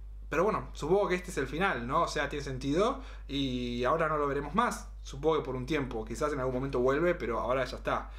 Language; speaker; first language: Spanish; native; Spanish